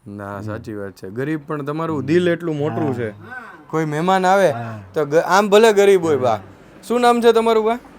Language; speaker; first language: Gujarati; native; Gujarati